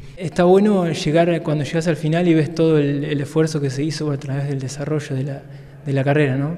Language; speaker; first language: Spanish; native; Spanish